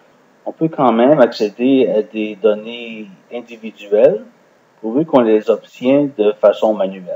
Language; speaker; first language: French; non-native, fluent; English